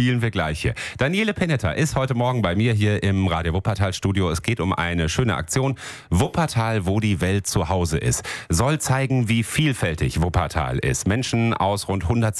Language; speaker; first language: German; native; German